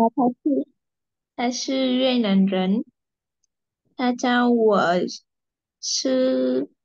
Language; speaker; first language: Chinese; non-native, learner; Vietnamese